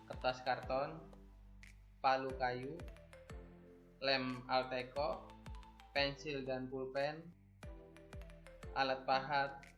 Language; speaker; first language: Indonesian; native; Indonesian